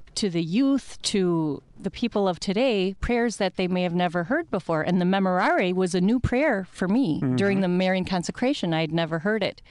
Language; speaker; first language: English; early bilingual, other home language; Italian